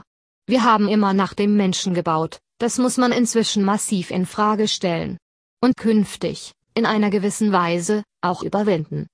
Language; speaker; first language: German; native; German